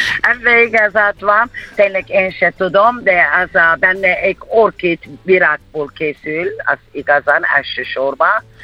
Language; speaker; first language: Hungarian; non-native, fluent; Turkish